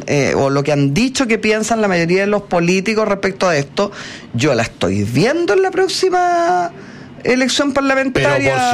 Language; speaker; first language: Spanish; native; Spanish